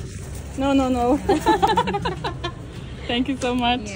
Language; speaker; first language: English; non-native, learner; German